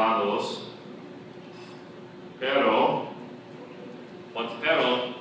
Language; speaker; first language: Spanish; non-native, fluent; English